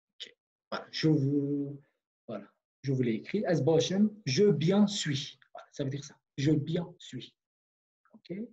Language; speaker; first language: French; non-native, fluent; Kurdish